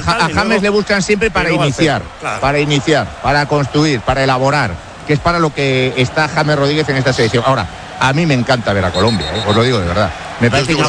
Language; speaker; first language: Spanish; native; Spanish